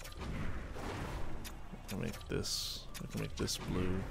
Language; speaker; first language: English; native; English